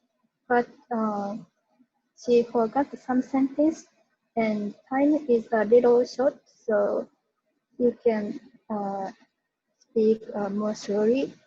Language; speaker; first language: English; non-native, learner; Japanese